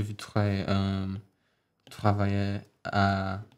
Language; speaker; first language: French; non-native, learner; English